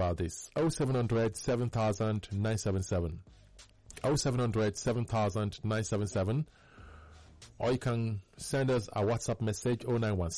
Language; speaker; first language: English; non-native, local second language; Igbo